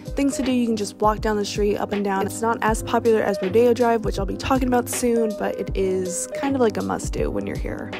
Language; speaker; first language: English; native; English